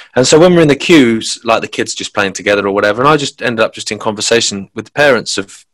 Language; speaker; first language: English; native; English